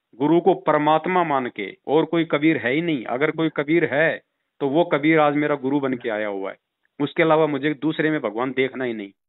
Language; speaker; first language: Hindi; native; Hindi